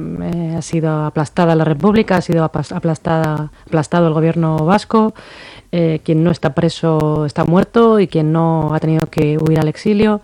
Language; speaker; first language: Spanish; native; Spanish